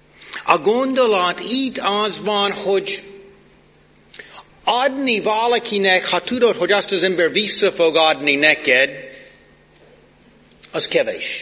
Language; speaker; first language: Hungarian; non-native, fluent; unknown